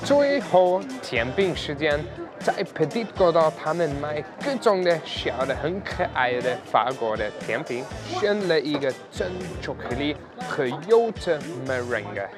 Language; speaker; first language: Chinese; non-native, fluent; German